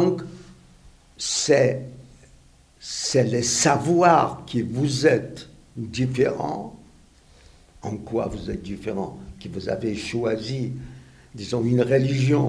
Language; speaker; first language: French; non-native, fluent; Yiddish